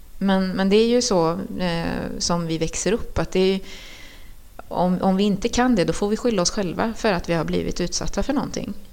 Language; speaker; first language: Swedish; early bilingual, other home language; Spanish